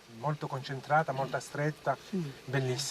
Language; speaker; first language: Italian; native; Italian